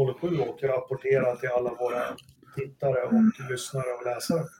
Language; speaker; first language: Swedish; native; Swedish